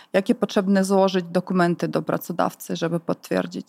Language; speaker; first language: Polish; non-native, fluent; Ukrainian